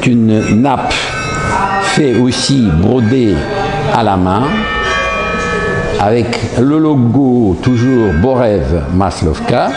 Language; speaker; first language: French; non-native, fluent; Russian